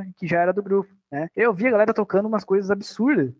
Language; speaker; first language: Portuguese; native; Portuguese